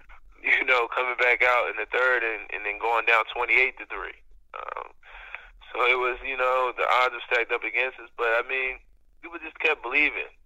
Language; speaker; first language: English; native; English